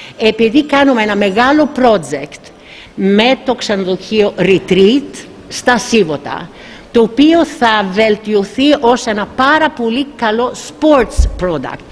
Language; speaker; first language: Greek; native; Greek